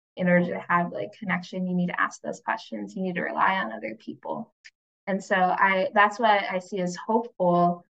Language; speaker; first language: English; native; English